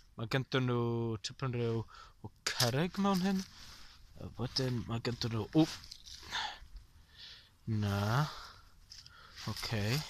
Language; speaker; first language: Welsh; non-native, learner; English